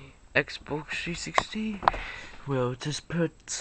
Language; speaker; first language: English; native; English